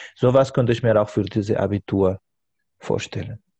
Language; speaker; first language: German; non-native, fluent; Spanish